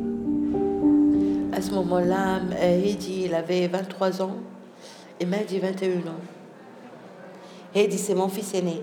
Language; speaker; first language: French; non-native, local second language; Arabic